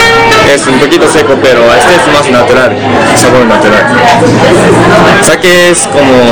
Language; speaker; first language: Spanish; non-native, learner; Japanese